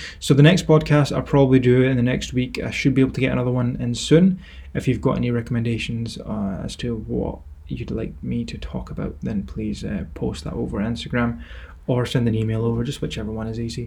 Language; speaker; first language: English; native; English